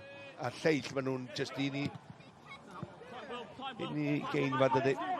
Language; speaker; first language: Welsh; native; Welsh